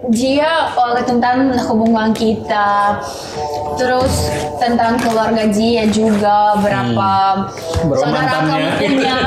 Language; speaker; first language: Indonesian; non-native, learner; Russian